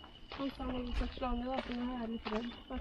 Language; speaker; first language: Norwegian; early bilingual, heritage; Norwegian